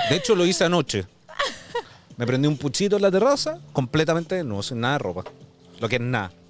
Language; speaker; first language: Spanish; native; Spanish